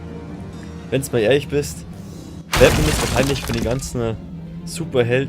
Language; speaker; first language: German; native; German